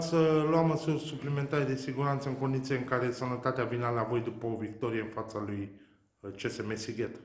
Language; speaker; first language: Romanian; native; Romanian